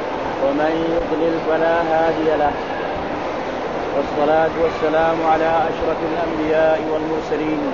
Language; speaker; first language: Arabic; non-native, fluent; Malay